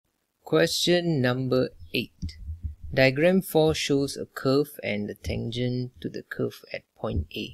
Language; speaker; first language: English; non-native, local second language; Malay